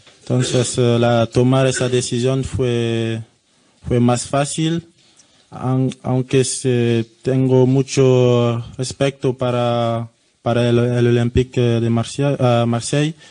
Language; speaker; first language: Spanish; non-native, learner; French